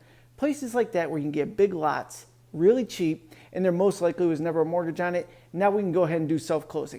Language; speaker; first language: English; native; English